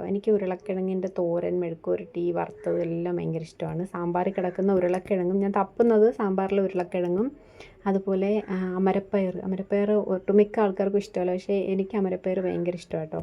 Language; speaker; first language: Malayalam; native; Malayalam